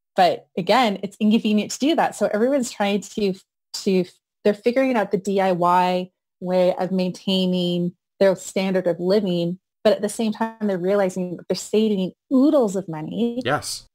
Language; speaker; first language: English; native; English